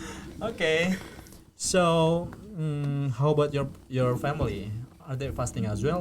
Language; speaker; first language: English; non-native, fluent; Indonesian